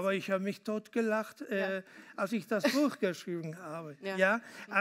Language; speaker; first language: German; non-native, fluent; Spanish